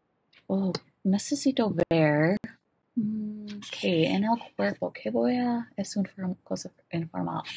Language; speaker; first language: Spanish; non-native, learner; English